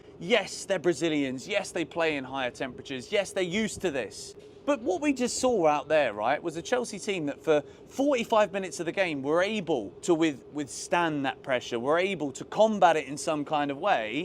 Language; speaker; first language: English; native; English